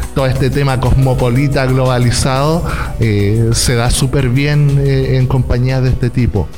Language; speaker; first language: Spanish; native; Spanish